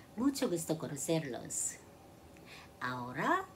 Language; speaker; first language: Spanish; non-native, learner; Korean